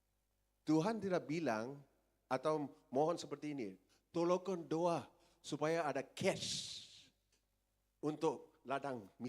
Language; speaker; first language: Indonesian; non-native, fluent; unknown